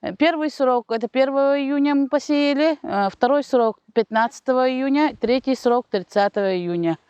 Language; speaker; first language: Russian; non-native, local second language; Yakut